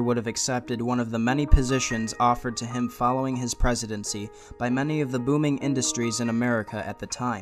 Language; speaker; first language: English; native; English